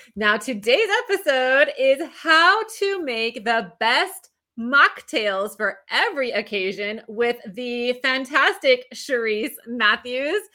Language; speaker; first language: English; native; English